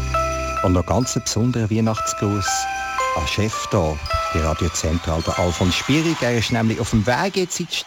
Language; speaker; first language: German; native; German